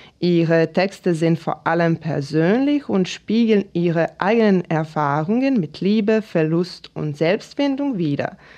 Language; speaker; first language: German; non-native, fluent; Serbian